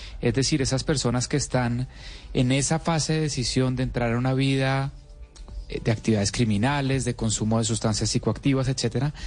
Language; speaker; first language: Spanish; native; Spanish